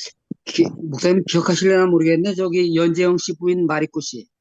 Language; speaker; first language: Korean; native; Korean